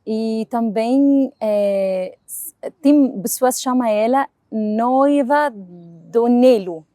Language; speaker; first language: Portuguese; non-native, learner; Arabic